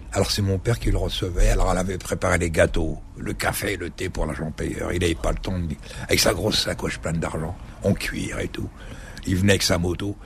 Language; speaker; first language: French; early bilingual, other home language; Arabic